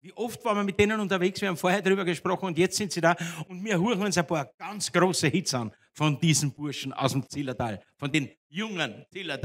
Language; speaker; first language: German; native; German